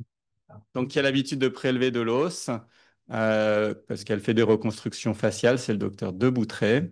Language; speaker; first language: French; native; French